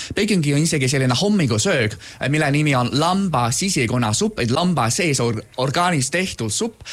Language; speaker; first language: Estonian; non-native, fluent; Chinese